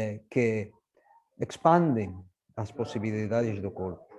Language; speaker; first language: Portuguese; non-native, fluent; Spanish